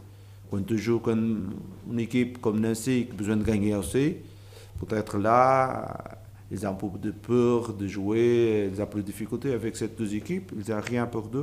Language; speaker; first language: French; non-native, learner; Portuguese